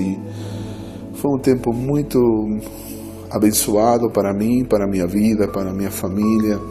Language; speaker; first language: Portuguese; non-native, fluent; Spanish